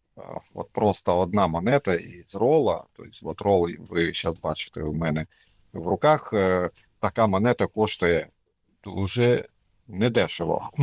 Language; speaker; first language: Ukrainian; non-native, local second language; Russian